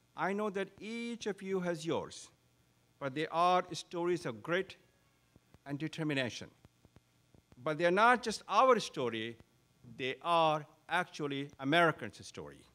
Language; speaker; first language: English; non-native, local second language; Urdu